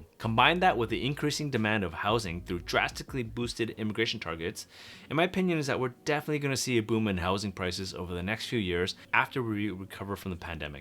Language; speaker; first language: English; native; English